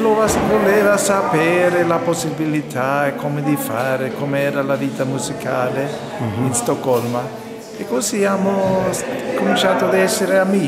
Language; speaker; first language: Italian; non-native, fluent; Swedish